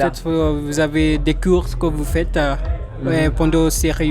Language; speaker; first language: French; non-native, learner; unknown